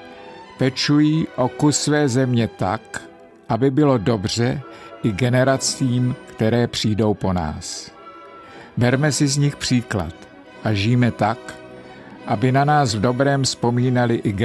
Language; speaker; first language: Czech; native; Czech